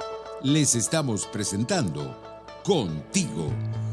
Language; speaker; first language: Spanish; native; Spanish